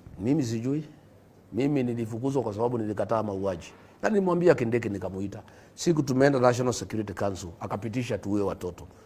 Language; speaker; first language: Swahili; non-native, local second language; Kikuyu